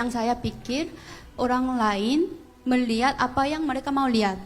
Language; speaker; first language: Indonesian; non-native, fluent; Korean